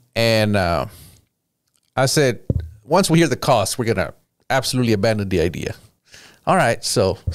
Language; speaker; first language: English; early bilingual, other home language; Spanish